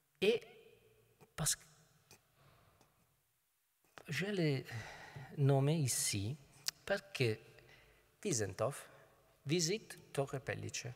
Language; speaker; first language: French; non-native, fluent; Italian